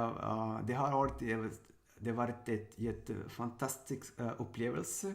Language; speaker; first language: Swedish; non-native, learner; Sinhala